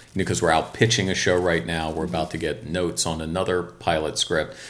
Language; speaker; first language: English; native; English